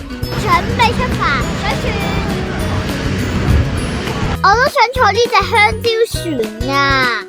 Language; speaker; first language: Chinese; native; Chinese